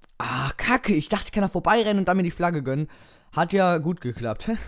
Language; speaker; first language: German; native; German